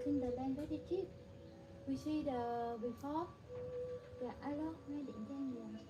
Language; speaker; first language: English; non-native, learner; Vietnamese